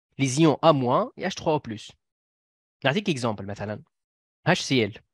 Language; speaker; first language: French; non-native, local second language; Arabic